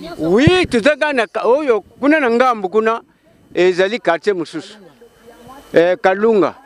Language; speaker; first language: Lingala; native; Lingala